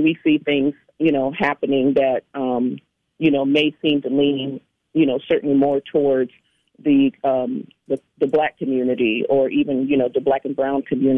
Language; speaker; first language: English; native; English